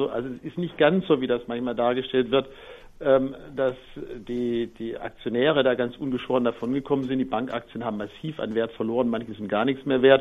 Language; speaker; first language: German; native; German